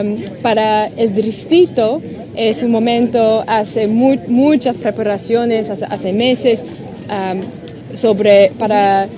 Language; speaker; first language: Spanish; non-native, learner; English